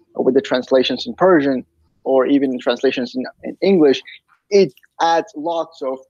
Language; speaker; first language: English; non-native, fluent; Persian